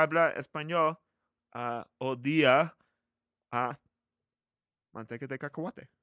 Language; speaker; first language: Spanish; non-native, learner; English